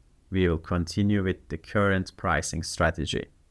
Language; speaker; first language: English; non-native, fluent; Turkish